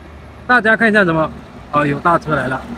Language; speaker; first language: Chinese; native; Chinese